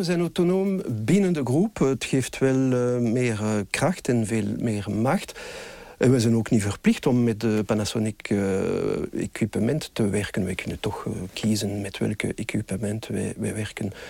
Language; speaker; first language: Dutch; non-native, local second language; French